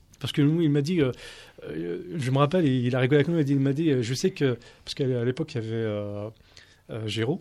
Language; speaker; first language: French; native; French